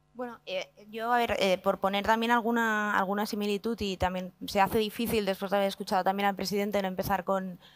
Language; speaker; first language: Spanish; native; Spanish